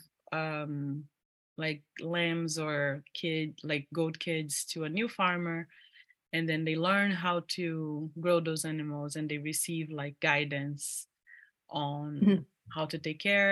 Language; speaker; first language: English; non-native, fluent; Portuguese